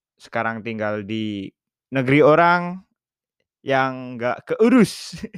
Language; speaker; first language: Indonesian; native; Indonesian